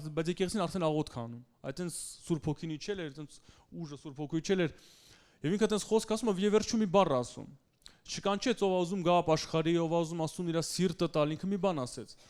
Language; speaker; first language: Armenian; early bilingual, heritage; Russian